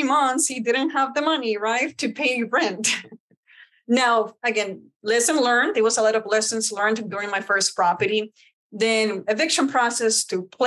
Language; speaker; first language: English; early bilingual, other home language; Spanish